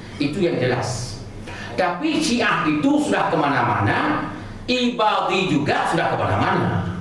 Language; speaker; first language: Indonesian; non-native, local second language; Achinese